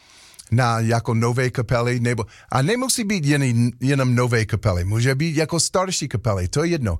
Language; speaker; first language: Czech; non-native, learner; English